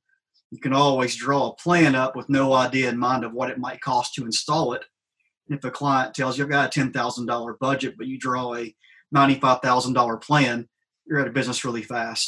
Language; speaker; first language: English; native; English